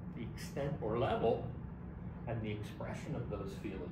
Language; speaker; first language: English; native; English